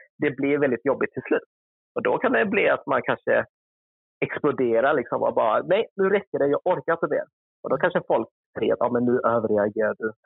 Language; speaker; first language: Swedish; early bilingual, other home language; Vietnamese